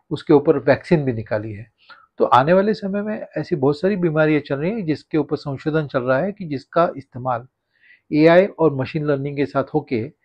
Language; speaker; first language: Hindi; non-native, local second language; Marathi